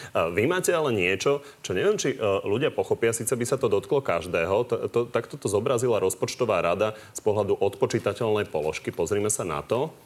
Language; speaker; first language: Slovak; native; Slovak